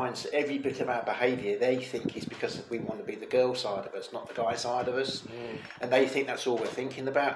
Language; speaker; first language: English; native; English